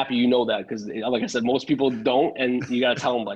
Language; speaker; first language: English; early bilingual, other home language; Italian